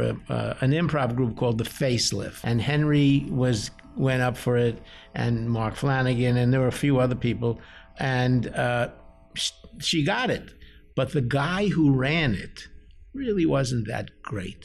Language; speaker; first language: English; early bilingual, other home language; Yiddish